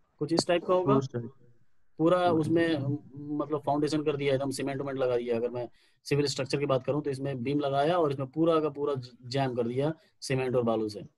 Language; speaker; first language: Hindi; native; Hindi